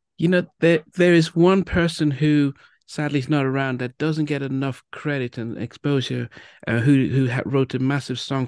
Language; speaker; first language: English; native; English